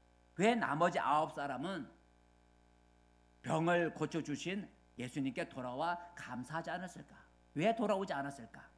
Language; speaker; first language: Korean; native; Korean